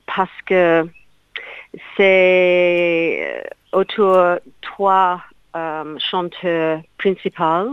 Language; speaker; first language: French; non-native, learner; English